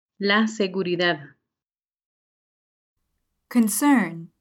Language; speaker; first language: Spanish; non-native, fluent; English